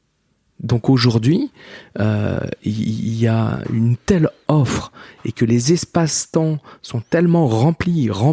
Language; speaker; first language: French; native; French